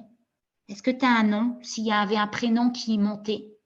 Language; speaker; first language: French; native; French